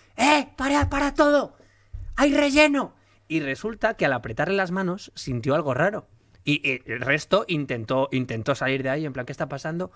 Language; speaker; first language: Spanish; native; Spanish